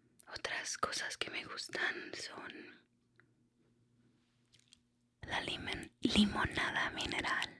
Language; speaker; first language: Spanish; early bilingual, heritage; Spanish